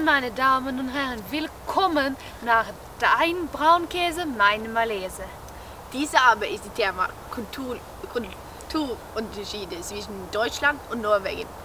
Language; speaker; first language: German; non-native, learner; Norwegian